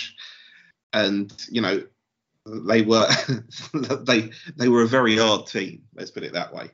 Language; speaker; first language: English; native; English